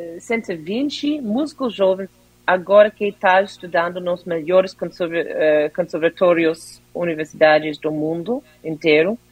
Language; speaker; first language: Portuguese; non-native, fluent; English